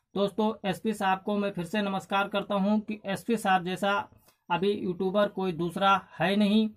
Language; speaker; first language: Hindi; native; Hindi